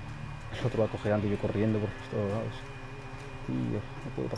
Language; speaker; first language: Spanish; native; Spanish